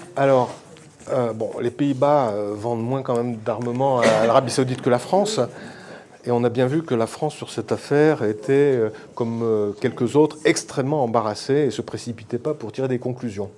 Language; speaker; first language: French; native; French